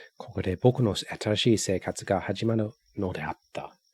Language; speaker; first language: Japanese; non-native, learner; English